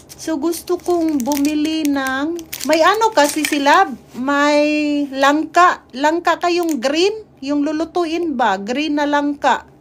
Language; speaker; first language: Filipino; native; Filipino